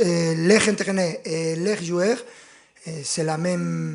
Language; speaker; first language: French; non-native, fluent; Spanish